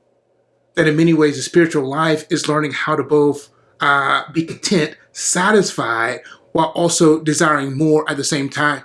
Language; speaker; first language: English; native; English